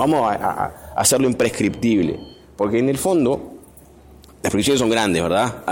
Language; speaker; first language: Spanish; native; Spanish